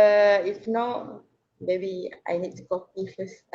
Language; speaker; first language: English; non-native, learner; Malay